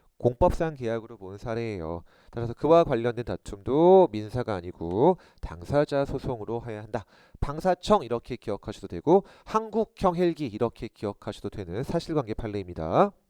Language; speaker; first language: Korean; native; Korean